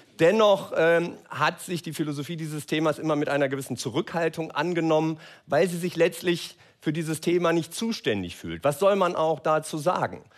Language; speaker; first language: German; native; German